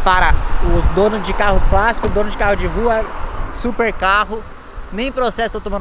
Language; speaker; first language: Portuguese; native; Portuguese